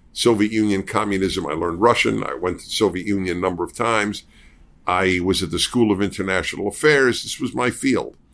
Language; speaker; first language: English; native; English